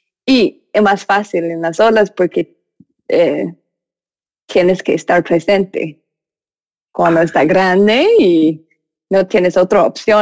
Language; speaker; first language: Spanish; non-native, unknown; English